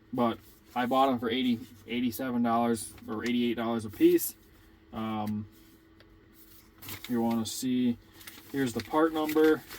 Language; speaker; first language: English; native; English